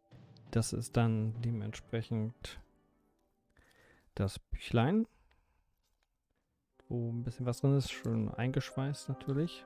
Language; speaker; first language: German; native; German